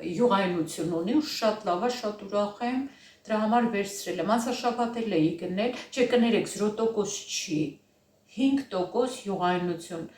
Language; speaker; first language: Armenian; native; Armenian